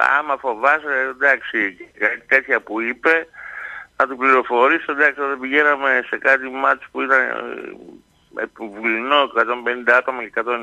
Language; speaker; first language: Greek; native; Greek